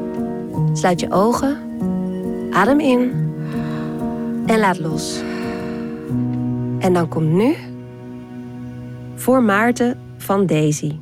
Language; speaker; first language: Dutch; native; Dutch